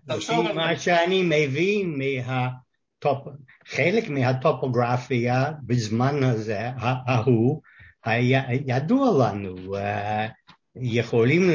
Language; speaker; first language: Hebrew; non-native, fluent; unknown